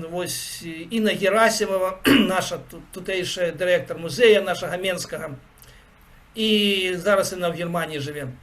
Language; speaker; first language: Belarusian; native; Belarusian